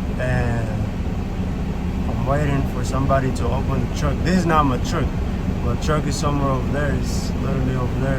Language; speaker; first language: English; native; English